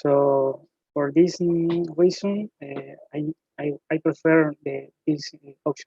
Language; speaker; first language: English; non-native, learner; Spanish